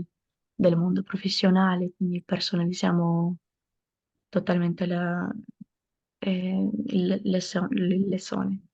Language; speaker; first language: Italian; non-native, fluent; Macedonian